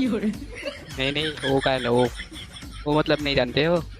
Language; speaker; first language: Hindi; non-native, learner; Bangla